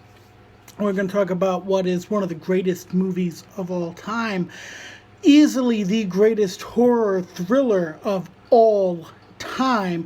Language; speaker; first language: English; native; English